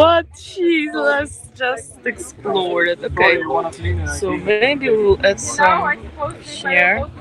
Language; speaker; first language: English; non-native, fluent; Ukrainian